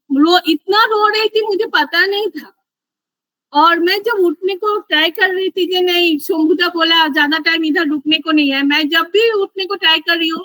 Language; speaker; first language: Hindi; non-native, local second language; Bangla